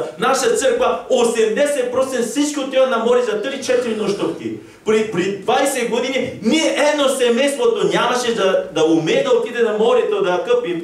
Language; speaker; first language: Bulgarian; non-native, learner; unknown